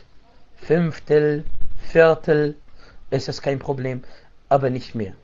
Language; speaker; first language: German; non-native, fluent; Arabic